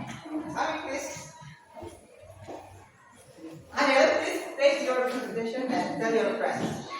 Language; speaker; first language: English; non-native, learner; Indonesian